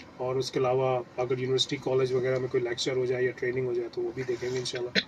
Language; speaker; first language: Urdu; native; Urdu